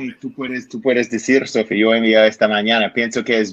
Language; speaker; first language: Spanish; non-native, learner; English